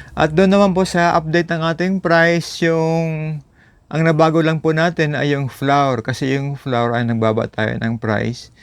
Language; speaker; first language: Filipino; non-native, local second language; Bikol